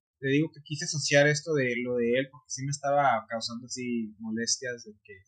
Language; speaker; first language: Spanish; early bilingual, heritage; Spanish